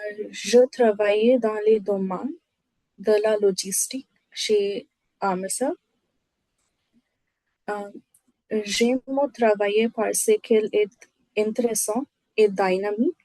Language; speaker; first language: French; non-native, learner; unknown